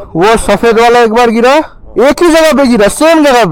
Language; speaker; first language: Hindi; non-native, local second language; Bangla